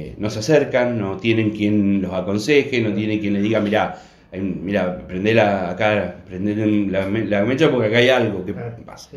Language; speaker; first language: Spanish; native; Spanish